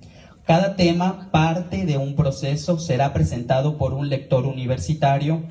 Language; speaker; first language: Spanish; native; Spanish